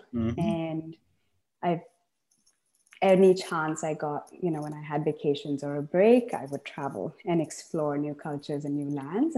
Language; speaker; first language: English; non-native, local second language; Tamil